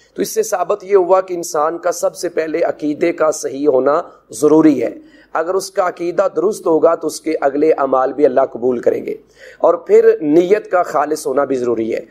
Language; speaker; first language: Urdu; non-native, local second language; Punjabi